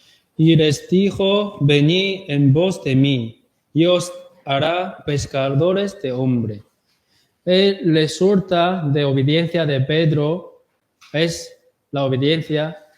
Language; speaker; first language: Spanish; non-native, learner; Korean